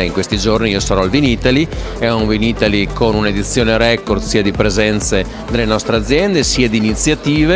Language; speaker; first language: Italian; native; Italian